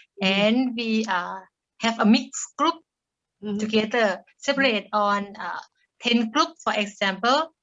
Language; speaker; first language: English; non-native, learner; Thai